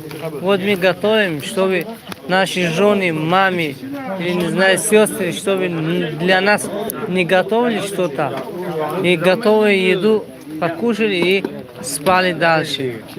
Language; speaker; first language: Russian; non-native, learner; Tajik